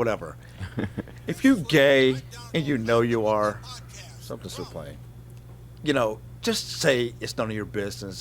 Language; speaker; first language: English; native; English